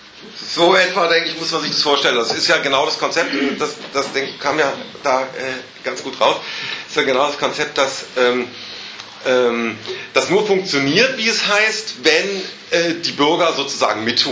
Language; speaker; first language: German; native; German